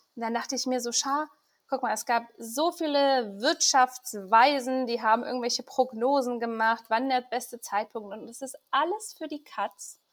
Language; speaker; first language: German; early bilingual, other home language; Persian